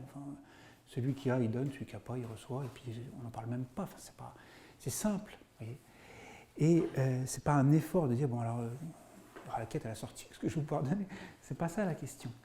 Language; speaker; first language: French; native; French